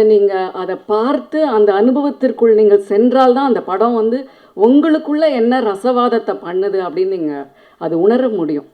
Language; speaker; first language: Tamil; native; Tamil